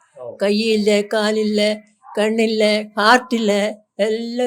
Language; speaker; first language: Tamil; non-native, learner; Malayalam